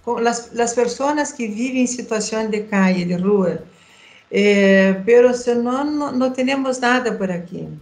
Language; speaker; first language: Spanish; non-native, learner; Portuguese